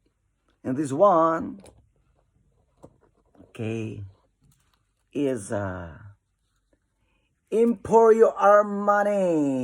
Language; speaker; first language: English; non-native, local second language; Filipino